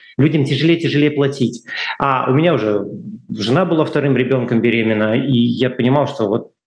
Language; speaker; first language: Russian; native; Russian